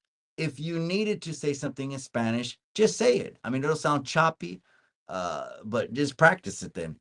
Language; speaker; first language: English; early bilingual, other home language; Spanish